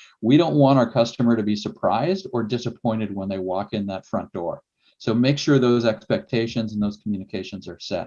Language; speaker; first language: English; native; English